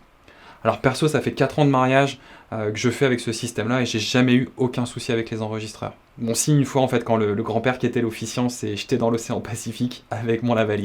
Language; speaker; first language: French; native; French